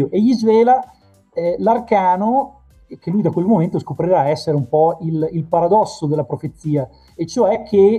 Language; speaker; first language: Italian; native; Italian